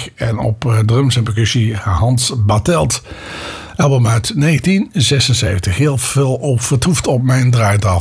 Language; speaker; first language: Dutch; native; Dutch